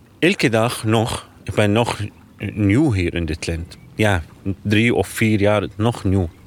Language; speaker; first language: Dutch; non-native, learner; Arabic